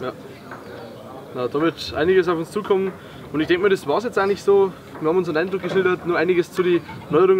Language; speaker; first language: German; native; German